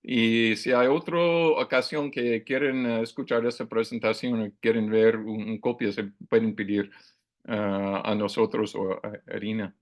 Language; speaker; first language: Spanish; non-native, learner; English